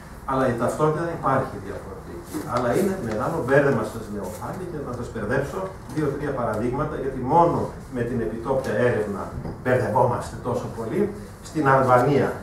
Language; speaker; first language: Greek; non-native, fluent; German